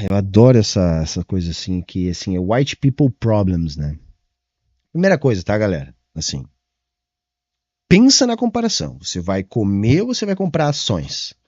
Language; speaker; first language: Portuguese; native; Portuguese